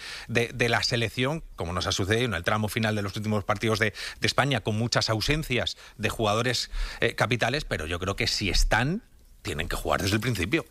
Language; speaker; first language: Spanish; native; Spanish